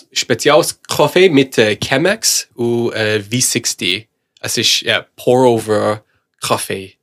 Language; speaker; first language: German; non-native, learner; English